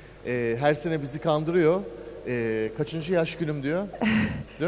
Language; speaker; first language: Turkish; native; Turkish